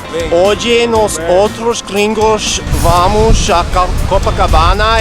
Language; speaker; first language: Portuguese; non-native, learner; English